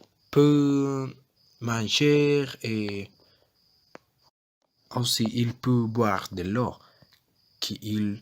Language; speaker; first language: French; non-native, learner; Spanish